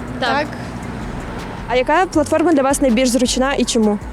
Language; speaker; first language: Ukrainian; native; Ukrainian